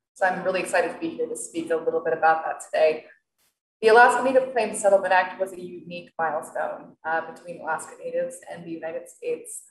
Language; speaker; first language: English; native; English